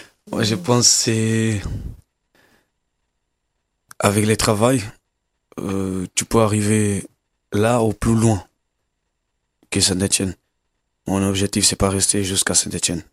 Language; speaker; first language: French; non-native, learner; Kabuverdianu